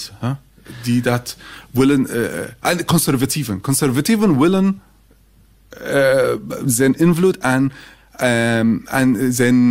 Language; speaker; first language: Dutch; non-native, fluent; Arabic